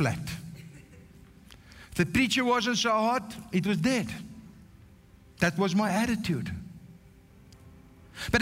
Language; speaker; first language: English; non-native, local second language; Afrikaans